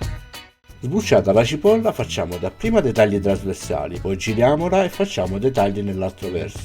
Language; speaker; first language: Italian; native; Italian